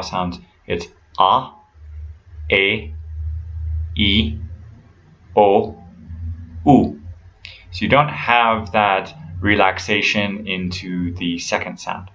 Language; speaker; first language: English; native; English